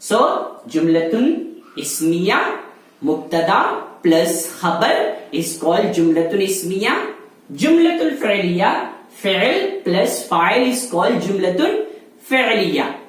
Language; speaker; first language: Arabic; non-native, fluent; Malayalam